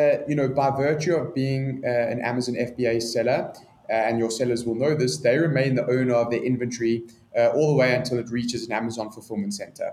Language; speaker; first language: English; native; English